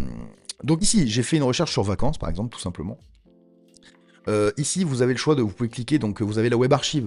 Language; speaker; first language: French; native; French